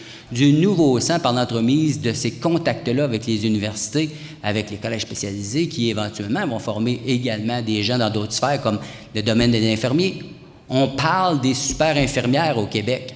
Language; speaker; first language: French; native; French